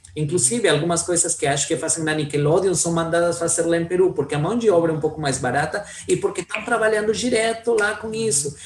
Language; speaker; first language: Portuguese; non-native, fluent; Spanish